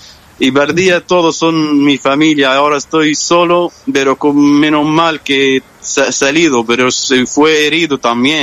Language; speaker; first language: Spanish; non-native, fluent; Arabic